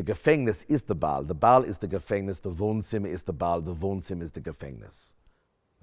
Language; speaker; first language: German; non-native, fluent; English